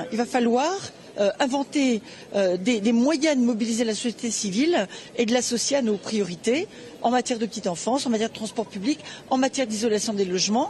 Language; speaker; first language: French; native; French